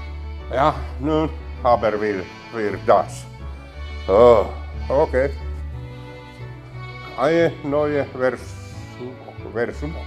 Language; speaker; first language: German; non-native, learner; Finnish